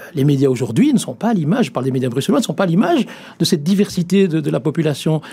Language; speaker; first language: French; native; French